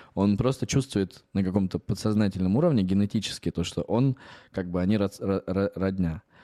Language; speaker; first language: Russian; native; Russian